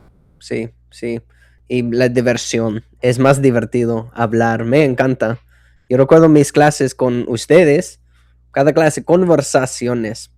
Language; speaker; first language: Spanish; non-native, fluent; English